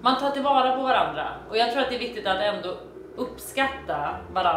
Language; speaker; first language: Swedish; native; Swedish